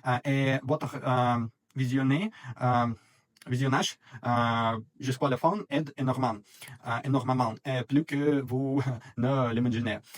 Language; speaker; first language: French; non-native, learner; Russian